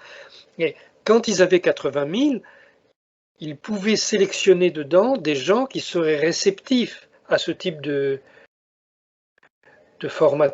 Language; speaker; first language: French; native; French